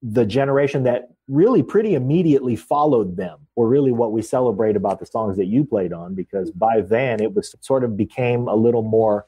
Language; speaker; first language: English; native; English